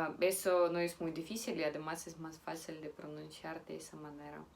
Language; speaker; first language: Spanish; non-native, fluent; Russian